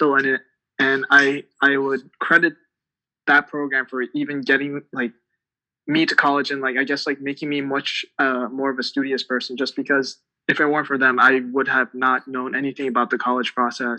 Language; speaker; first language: English; early bilingual, other home language; Tibetan